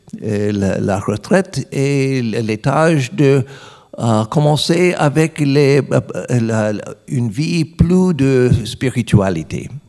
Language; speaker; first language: French; non-native, learner; English